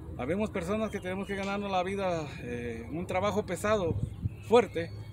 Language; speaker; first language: Spanish; native; Spanish